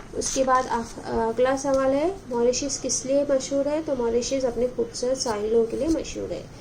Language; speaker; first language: Urdu; native; Urdu